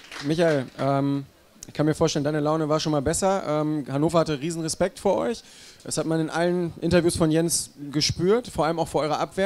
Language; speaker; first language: German; native; German